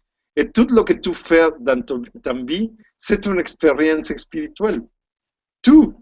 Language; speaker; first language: French; non-native, learner; Spanish